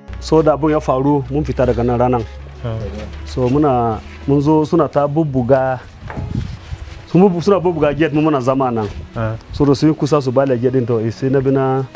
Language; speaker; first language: Hausa; non-native, local second language; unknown